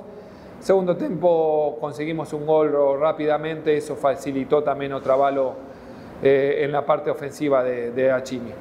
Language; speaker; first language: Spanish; non-native, fluent; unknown